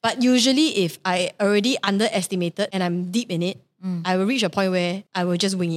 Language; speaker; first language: English; non-native, local second language; Chinese